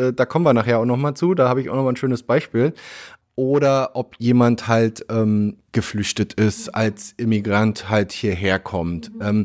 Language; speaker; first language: German; native; German